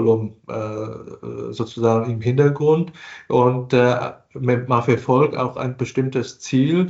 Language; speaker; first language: German; non-native, fluent; Chinese